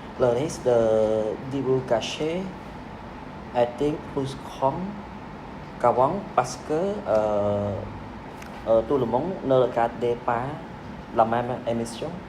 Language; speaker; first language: French; non-native, learner; Khmer